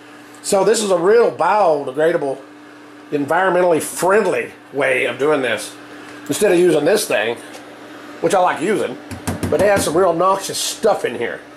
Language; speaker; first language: English; native; English